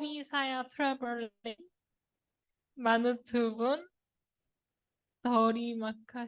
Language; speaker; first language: Indonesian; non-native, learner; Korean